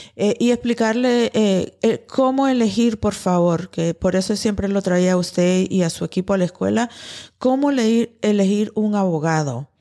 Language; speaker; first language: Spanish; early bilingual, heritage; Spanish